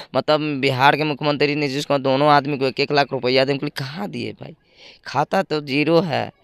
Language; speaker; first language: Hindi; native; Hindi